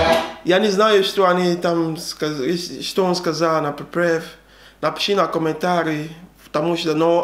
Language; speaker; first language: Russian; non-native, learner; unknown